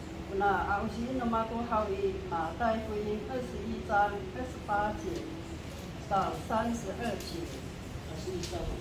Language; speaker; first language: Chinese; non-native, local second language; Amis